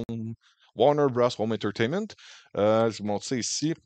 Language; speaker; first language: French; native; French